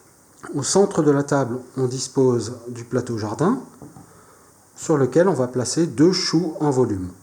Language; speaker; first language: French; native; French